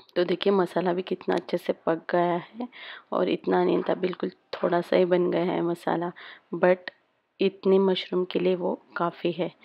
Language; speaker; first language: Hindi; native; Hindi